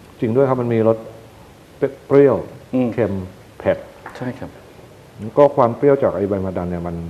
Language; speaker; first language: Thai; native; Thai